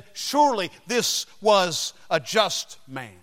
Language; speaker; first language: English; native; English